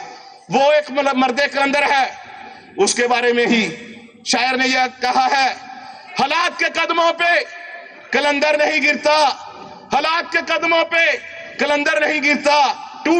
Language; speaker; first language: Urdu; non-native, local second language; Punjabi